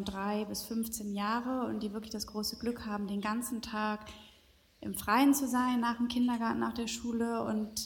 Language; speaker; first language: German; native; German